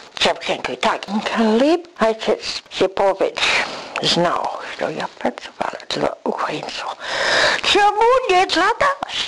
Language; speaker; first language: Polish; non-native, learner; English